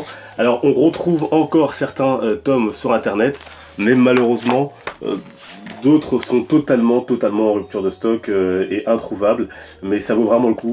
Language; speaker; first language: French; native; French